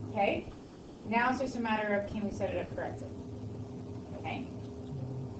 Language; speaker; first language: English; native; English